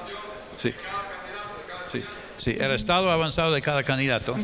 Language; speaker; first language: Spanish; non-native, fluent; English